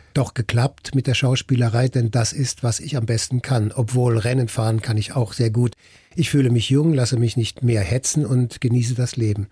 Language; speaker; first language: German; native; German